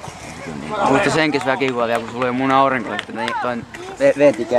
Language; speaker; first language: Finnish; native; Finnish